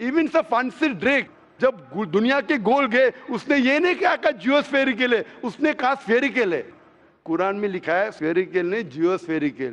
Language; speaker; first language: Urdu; non-native, local second language; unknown